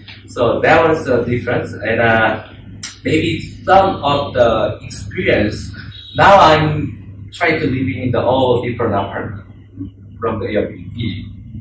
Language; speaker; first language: English; non-native, learner; Korean